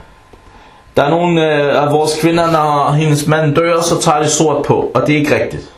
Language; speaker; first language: Danish; non-native, fluent; Arabic